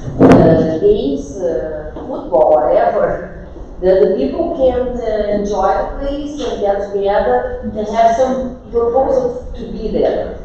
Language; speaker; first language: English; non-native, fluent; Portuguese